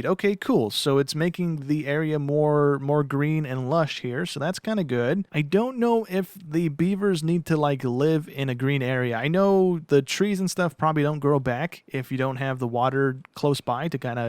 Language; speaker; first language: English; native; English